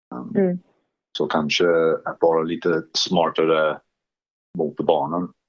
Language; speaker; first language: Swedish; non-native, fluent; English